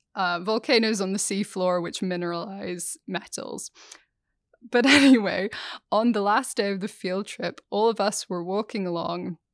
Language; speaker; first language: English; native; English